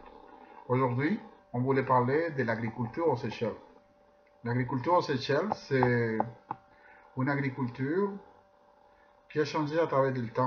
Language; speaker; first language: French; non-native, fluent; Spanish